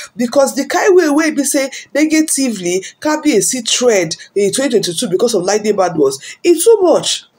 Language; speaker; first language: Nigerian Pidgin; non-native, local second language; Yoruba